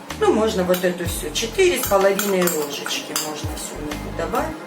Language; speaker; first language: Russian; non-native, local second language; Ukrainian